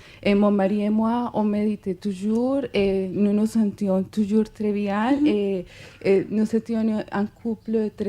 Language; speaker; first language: French; non-native, fluent; Spanish